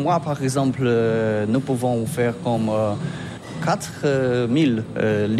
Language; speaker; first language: French; non-native, learner; Polish